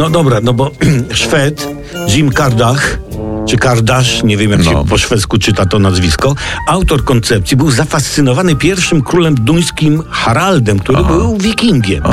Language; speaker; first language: Polish; native; Polish